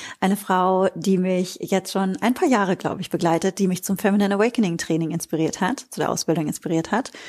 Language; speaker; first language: German; native; German